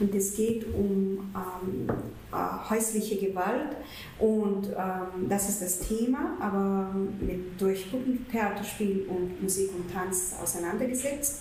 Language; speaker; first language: German; non-native, fluent; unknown